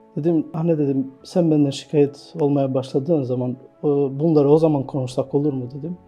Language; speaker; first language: Turkish; non-native, fluent; Albanian